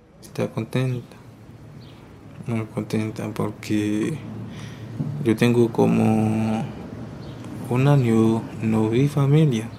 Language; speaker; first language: Spanish; non-native, learner; Haitian Creole